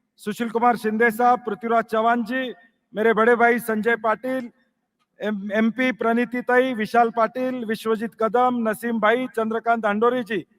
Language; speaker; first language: Hindi; non-native, local second language; Marathi